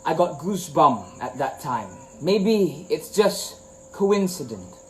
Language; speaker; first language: English; non-native, local second language; Malay